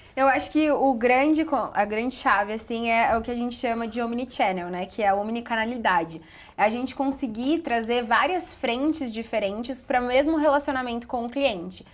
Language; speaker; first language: Portuguese; native; Portuguese